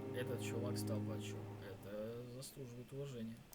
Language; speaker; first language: Russian; native; Russian